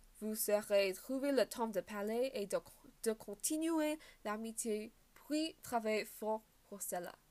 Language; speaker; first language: French; non-native, learner; English